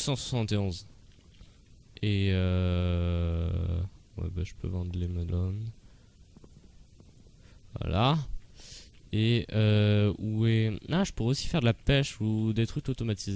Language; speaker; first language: French; native; French